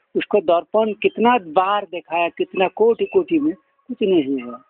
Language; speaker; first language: Hindi; non-native, local second language; Bangla